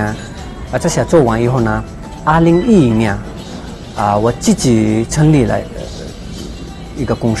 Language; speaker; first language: Chinese; non-native, fluent; Hindi